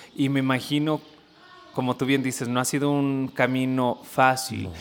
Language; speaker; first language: Spanish; early bilingual, heritage; Spanish